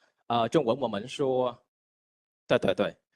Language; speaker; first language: Chinese; non-native, learner; Vietnamese